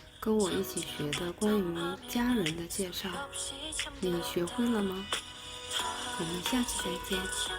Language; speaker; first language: Chinese; non-native, fluent; Korean